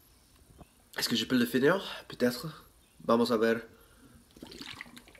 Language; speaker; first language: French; non-native, fluent; English